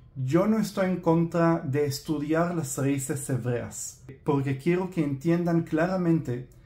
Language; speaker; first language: Spanish; non-native, fluent; Hebrew